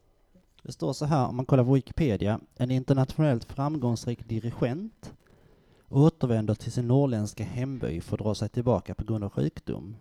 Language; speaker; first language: Swedish; native; Swedish